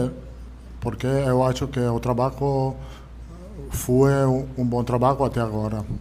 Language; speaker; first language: Portuguese; non-native, learner; Italian